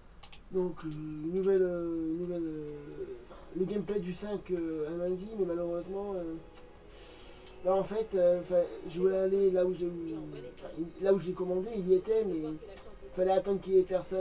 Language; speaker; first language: French; native; French